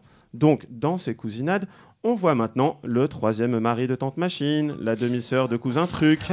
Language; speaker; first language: French; native; French